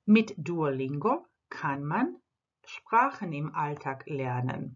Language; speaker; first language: German; non-native, fluent; Croatian